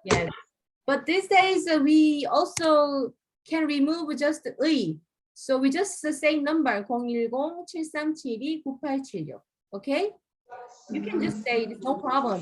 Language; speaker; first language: English; non-native, fluent; Korean